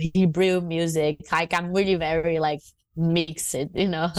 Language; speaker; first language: English; non-native, fluent; Portuguese